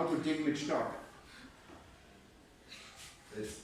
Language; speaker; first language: German; non-native, fluent; English